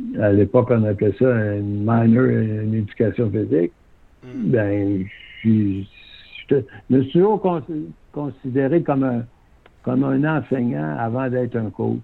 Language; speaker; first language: French; native; French